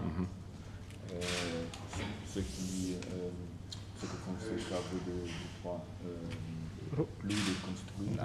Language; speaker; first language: French; non-native, learner; Italian